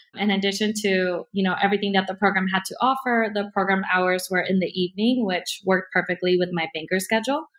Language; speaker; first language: English; early bilingual, other home language; Spanish